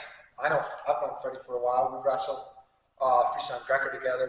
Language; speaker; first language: English; native; English